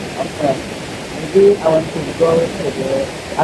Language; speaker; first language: English; non-native, learner; Indonesian